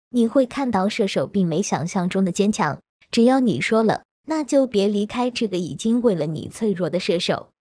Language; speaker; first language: Chinese; native; Chinese